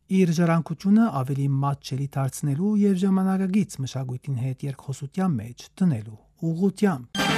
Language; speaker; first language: Armenian; native; Armenian